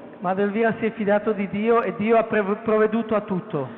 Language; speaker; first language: Italian; non-native, fluent; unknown